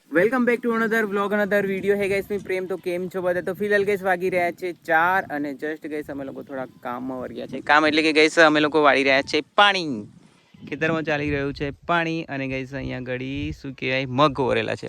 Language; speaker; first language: Gujarati; non-native, local second language; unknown